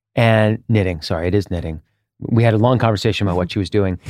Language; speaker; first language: English; early bilingual, other home language; Hebrew